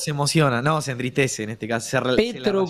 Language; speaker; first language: Spanish; native; Spanish